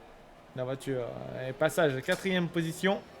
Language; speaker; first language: French; native; French